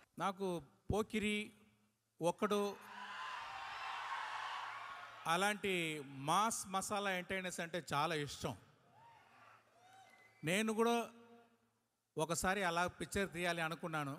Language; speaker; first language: Telugu; non-native, local second language; Tamil